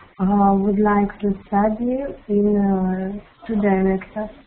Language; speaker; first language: English; non-native, learner; Russian